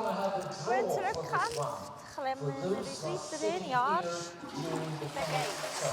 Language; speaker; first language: German; native; German